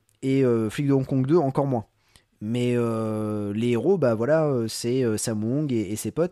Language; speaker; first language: French; native; French